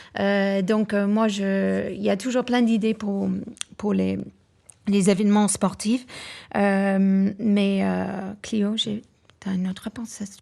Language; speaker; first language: French; non-native, fluent; English